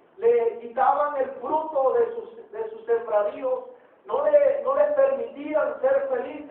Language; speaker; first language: Spanish; native; Spanish